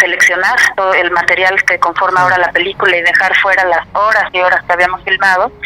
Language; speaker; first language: Spanish; native; Spanish